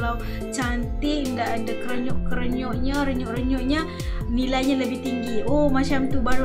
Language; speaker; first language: Malay; native; Malay